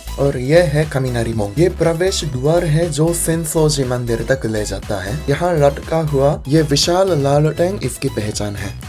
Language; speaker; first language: Hindi; non-native, fluent; Japanese